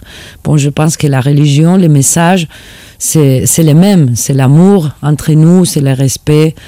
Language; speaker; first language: French; non-native, fluent; Spanish